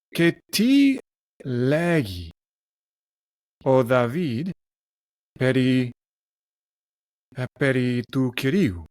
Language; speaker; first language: Greek; non-native, learner; English